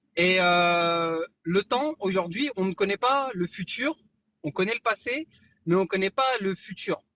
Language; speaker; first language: French; native; French